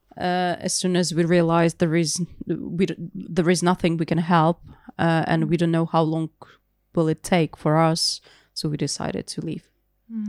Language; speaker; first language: English; non-native, fluent; Ukrainian